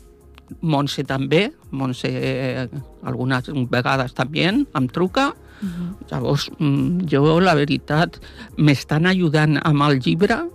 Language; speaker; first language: Catalan; non-native, local second language; Spanish